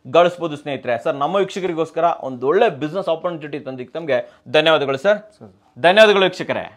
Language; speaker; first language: Kannada; native; Kannada